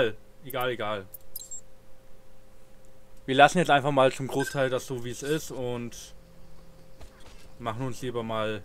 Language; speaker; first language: German; native; German